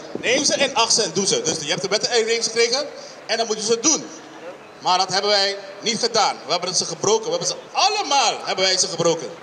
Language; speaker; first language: Dutch; non-native, local second language; Papiamento